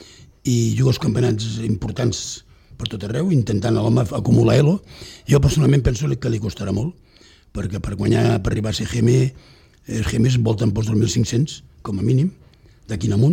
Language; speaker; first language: Catalan; native; Catalan